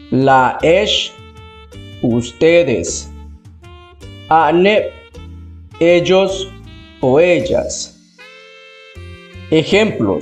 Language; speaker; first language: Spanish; non-native, local second language; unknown